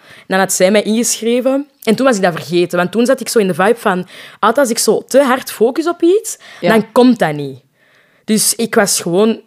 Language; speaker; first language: Dutch; non-native, local second language; French